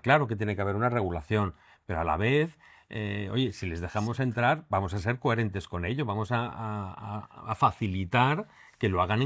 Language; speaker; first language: Spanish; native; Spanish